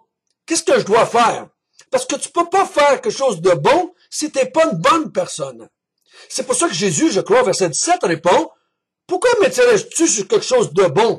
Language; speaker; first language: French; native; French